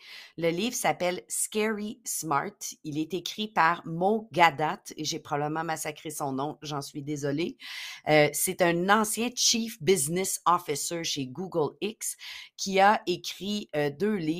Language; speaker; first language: French; native; French